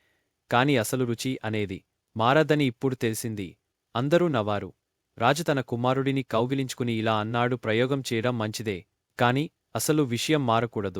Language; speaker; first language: Telugu; native; Telugu